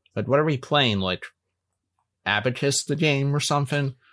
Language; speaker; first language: English; native; English